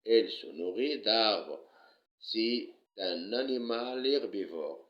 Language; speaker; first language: French; non-native, local second language; Arabic